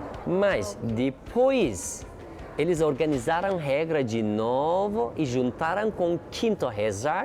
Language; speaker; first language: Portuguese; non-native, learner; Turkish